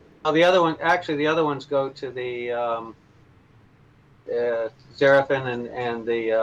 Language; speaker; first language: English; native; English